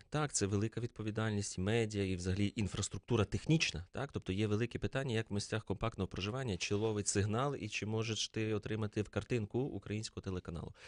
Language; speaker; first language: Ukrainian; native; Ukrainian